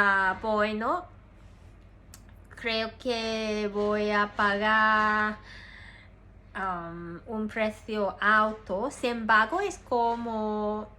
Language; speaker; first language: Spanish; non-native, learner; Cantonese